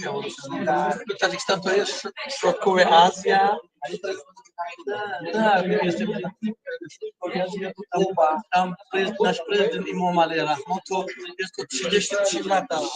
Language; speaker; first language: Polish; non-native, learner; Tajik